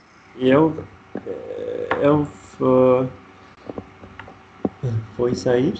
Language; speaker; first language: Portuguese; non-native, learner; Russian